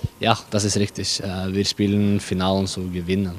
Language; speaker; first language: German; non-native, learner; Norwegian